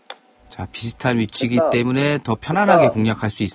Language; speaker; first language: Korean; native; Korean